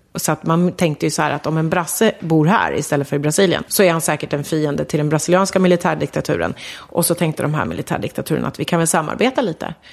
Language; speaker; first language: Swedish; early bilingual, other home language; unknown